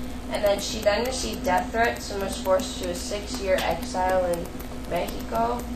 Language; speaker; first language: English; native; English